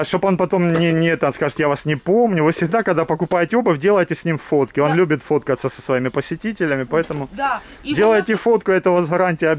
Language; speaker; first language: Russian; native; Russian